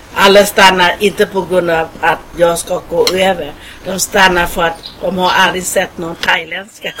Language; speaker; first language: Swedish; non-native, fluent; Thai